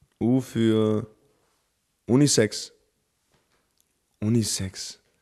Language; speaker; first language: German; early bilingual, other home language; Albanian